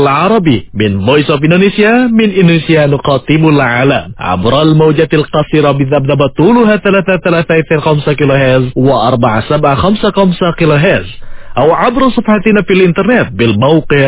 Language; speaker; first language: Arabic; non-native, fluent; Indonesian